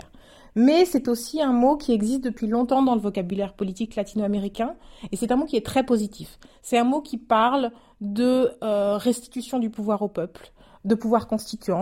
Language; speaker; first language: French; native; French